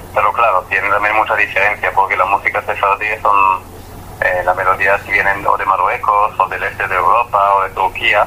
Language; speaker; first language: Spanish; non-native, fluent; Hebrew